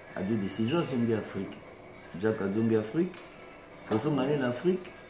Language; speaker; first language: French; non-native, local second language; Lingala